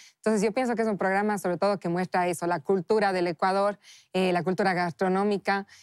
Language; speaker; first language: Spanish; native; Spanish